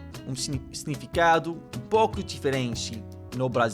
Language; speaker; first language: Portuguese; non-native, learner; English